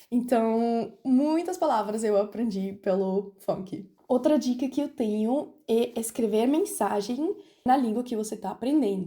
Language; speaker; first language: Portuguese; non-native, fluent; German